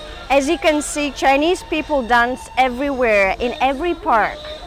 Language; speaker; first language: English; non-native, fluent; Russian